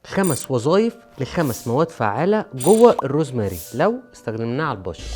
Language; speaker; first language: Arabic; native; Arabic